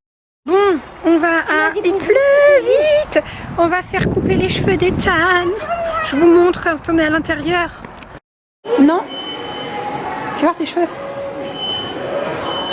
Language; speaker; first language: French; native; French